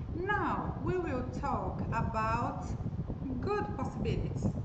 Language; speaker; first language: English; non-native, fluent; Portuguese